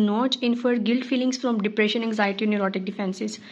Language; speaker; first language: English; non-native, local second language; Urdu